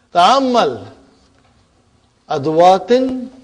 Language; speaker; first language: Arabic; non-native, fluent; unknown